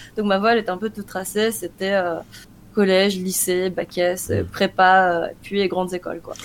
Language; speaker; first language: French; early bilingual, other home language; Korean